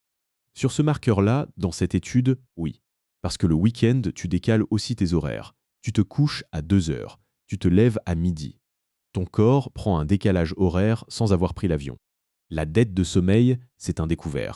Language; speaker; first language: French; native; French